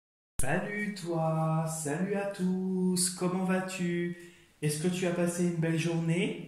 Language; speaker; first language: French; native; French